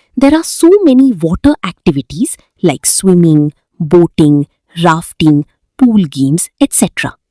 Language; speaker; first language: English; non-native, local second language; Gujarati